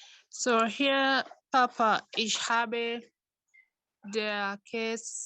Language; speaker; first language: German; non-native, learner; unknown